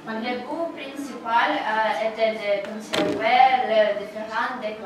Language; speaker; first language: French; non-native, learner; Russian